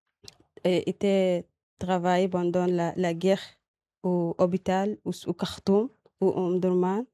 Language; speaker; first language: French; non-native, learner; Arabic